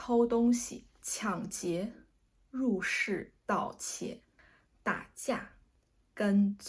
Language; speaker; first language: Chinese; native; Chinese